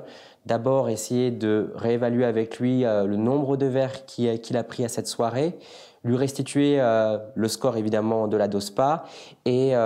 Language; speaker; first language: French; native; French